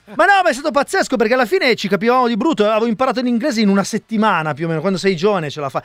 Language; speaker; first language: Italian; native; Italian